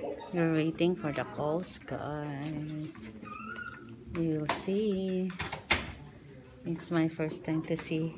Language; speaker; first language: English; non-native, local second language; Filipino